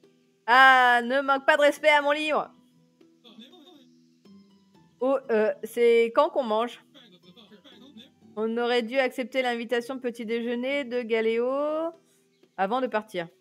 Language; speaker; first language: French; native; French